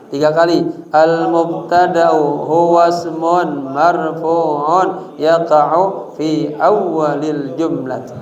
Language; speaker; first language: Arabic; non-native, fluent; Indonesian